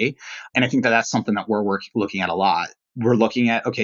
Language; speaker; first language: English; native; English